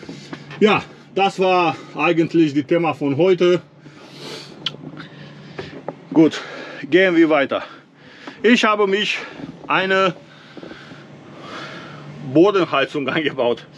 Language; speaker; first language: German; non-native, learner; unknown